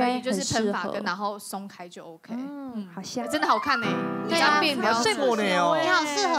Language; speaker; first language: Chinese; native; Chinese